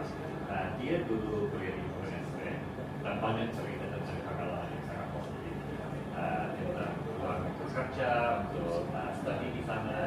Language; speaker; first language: Indonesian; non-native, fluent; English